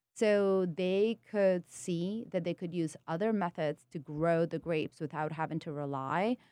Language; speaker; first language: English; early bilingual, other home language; Spanish